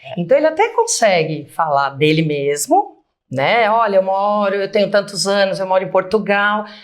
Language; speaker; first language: Portuguese; native; Portuguese